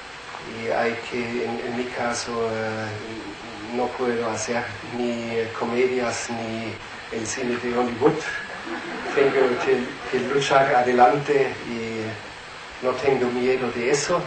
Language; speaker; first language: Spanish; non-native, fluent; German